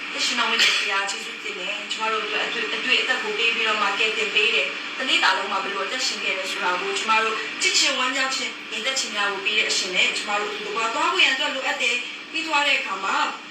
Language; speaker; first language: Burmese; non-native, local second language; Hakha Chin